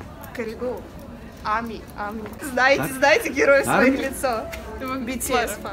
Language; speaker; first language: Korean; non-native, learner; Russian